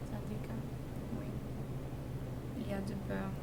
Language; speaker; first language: French; non-native, learner; English